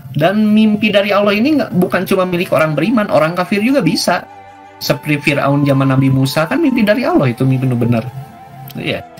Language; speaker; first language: Indonesian; non-native, local second language; Sundanese